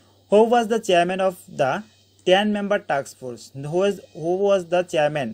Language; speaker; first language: English; non-native, local second language; Bangla